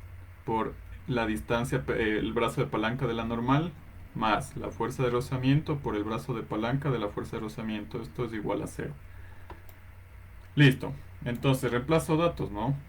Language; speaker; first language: Spanish; native; Spanish